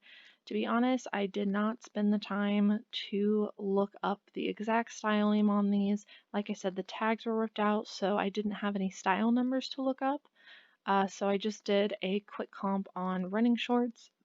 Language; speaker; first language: English; native; English